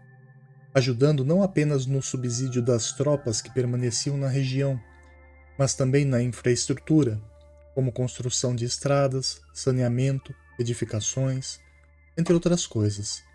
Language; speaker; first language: Portuguese; native; Portuguese